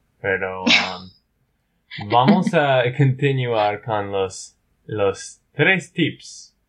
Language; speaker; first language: Spanish; non-native, learner; English